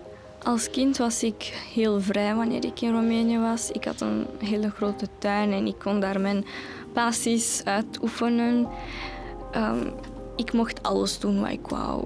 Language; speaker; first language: Dutch; early bilingual, other home language; Romanian